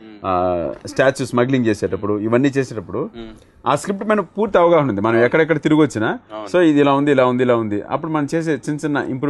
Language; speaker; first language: Telugu; native; Telugu